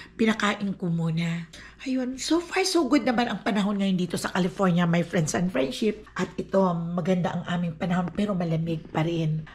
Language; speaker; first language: Filipino; non-native, local second language; Aklanon